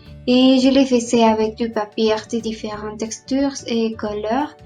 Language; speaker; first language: French; non-native, learner; Spanish